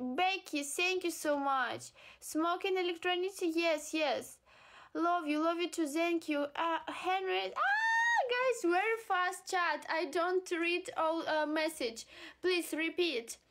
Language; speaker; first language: English; non-native, learner; Russian